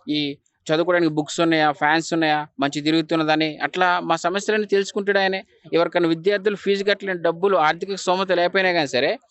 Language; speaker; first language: Telugu; native; Telugu